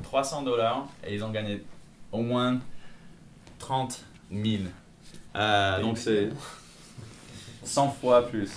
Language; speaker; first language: French; non-native, fluent; English